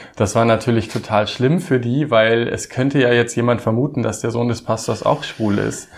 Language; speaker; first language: German; native; German